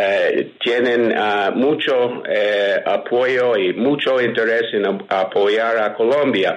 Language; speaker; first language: Spanish; non-native, fluent; English